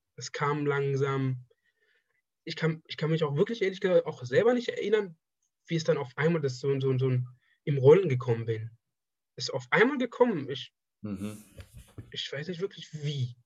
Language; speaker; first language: German; non-native, fluent; Persian